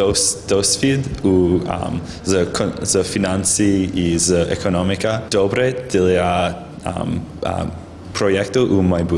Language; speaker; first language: Ukrainian; non-native, learner; English